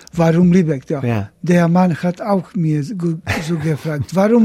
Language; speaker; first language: German; non-native, learner; Polish